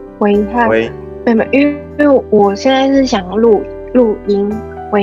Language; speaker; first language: Chinese; non-native, fluent; Vietnamese